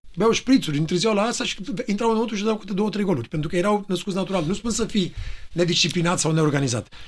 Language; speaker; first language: Romanian; native; Romanian